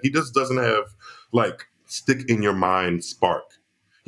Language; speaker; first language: English; native; English